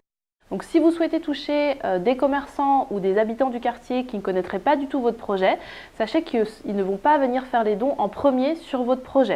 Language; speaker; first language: French; native; French